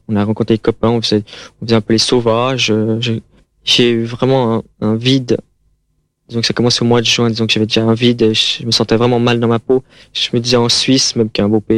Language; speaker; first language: French; native; French